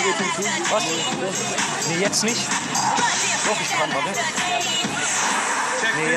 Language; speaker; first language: German; native; German